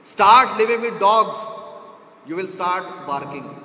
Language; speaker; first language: Hindi; non-native, local second language; Marathi